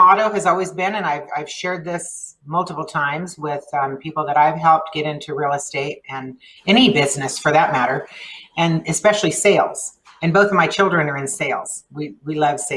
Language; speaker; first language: English; early bilingual, other home language; Spanish